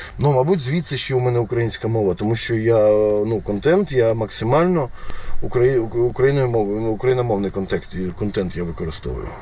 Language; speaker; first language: Ukrainian; non-native, local second language; Russian